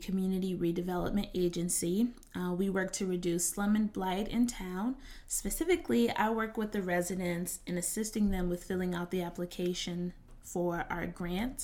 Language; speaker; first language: English; native; English